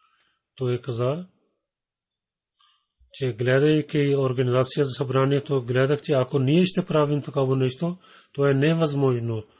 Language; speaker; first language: Bulgarian; non-native, learner; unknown